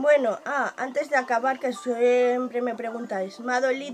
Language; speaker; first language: Spanish; native; Spanish